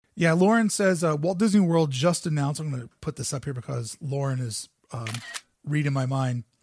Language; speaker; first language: English; native; English